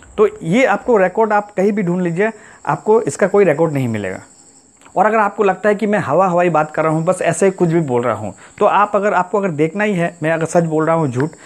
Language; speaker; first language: Hindi; non-native, local second language; Assamese